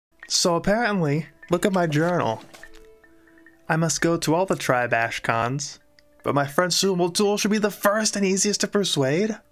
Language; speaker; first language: English; native; English